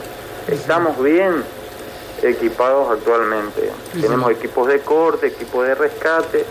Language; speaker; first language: Spanish; native; Spanish